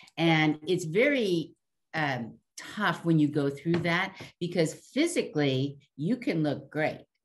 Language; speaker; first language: English; native; English